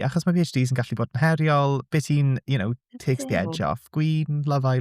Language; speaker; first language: Welsh; native; Welsh